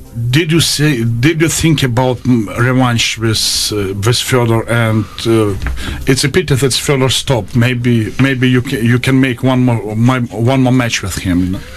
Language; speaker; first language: English; non-native, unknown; Russian